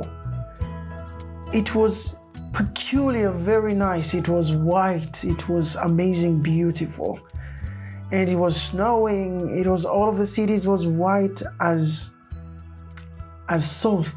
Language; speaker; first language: English; non-native, local second language; Swahili